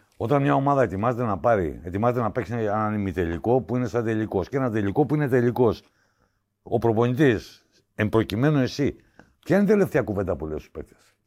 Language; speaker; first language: Greek; native; Greek